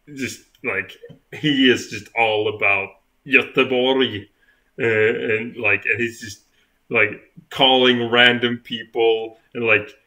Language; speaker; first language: English; non-native, fluent; Swedish